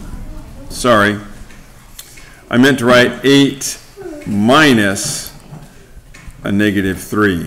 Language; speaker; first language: English; native; English